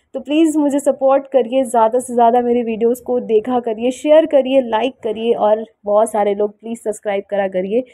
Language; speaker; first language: Hindi; native; Hindi